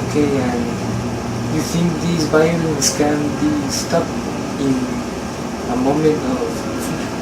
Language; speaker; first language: English; non-native, learner; Spanish